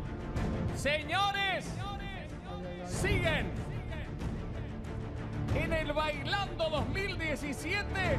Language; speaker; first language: Spanish; native; Spanish